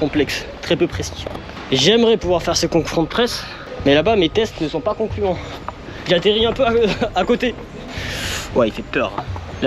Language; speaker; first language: French; native; French